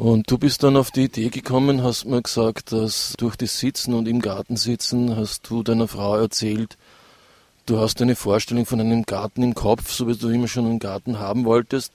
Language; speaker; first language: German; native; German